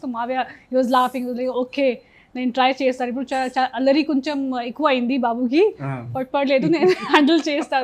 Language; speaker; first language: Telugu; non-native, fluent; Hindi